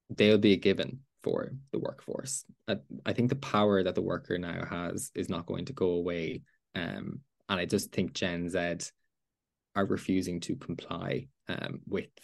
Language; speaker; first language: English; native; English